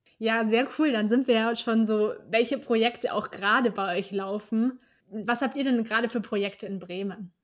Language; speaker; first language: German; native; German